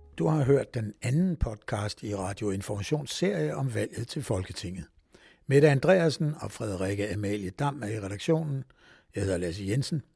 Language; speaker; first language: Danish; native; Danish